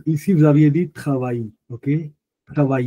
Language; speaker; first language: French; non-native, fluent; Hindi